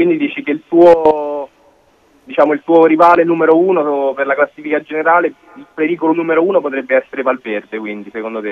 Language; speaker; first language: Italian; native; Italian